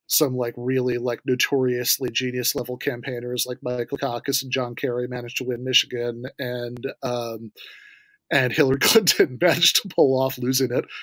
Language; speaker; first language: English; native; English